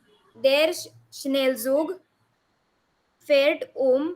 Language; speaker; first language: German; non-native, learner; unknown